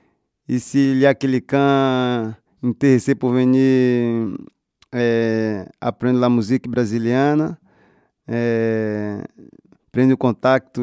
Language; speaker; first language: French; non-native, learner; Portuguese